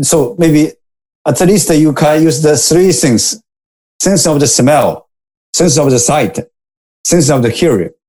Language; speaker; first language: English; non-native, learner; Japanese